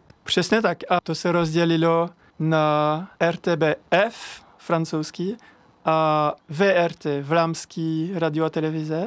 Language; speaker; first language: Czech; non-native, fluent; French